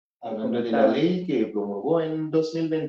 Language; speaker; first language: Spanish; non-native, fluent; Haitian Creole